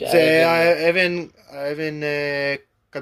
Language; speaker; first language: Hebrew; non-native, learner; English